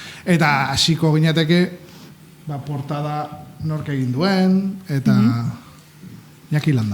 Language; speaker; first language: Basque; native; Basque